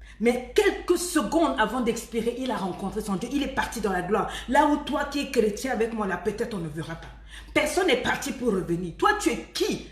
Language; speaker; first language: French; native; French